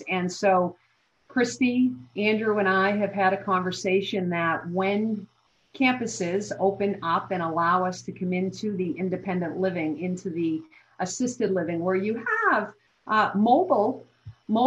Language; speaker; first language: English; native; English